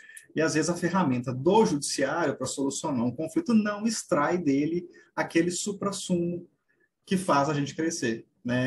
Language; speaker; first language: Portuguese; native; Portuguese